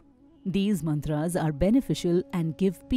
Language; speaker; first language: English; non-native, local second language; Hindi